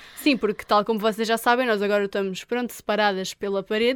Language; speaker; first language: Portuguese; native; Portuguese